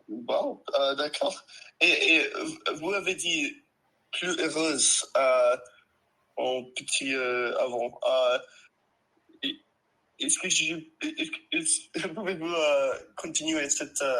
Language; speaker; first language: French; non-native, learner; English